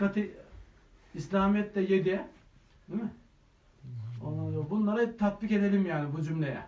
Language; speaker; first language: Turkish; native; Turkish